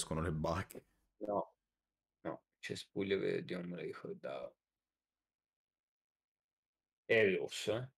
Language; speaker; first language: Italian; native; Italian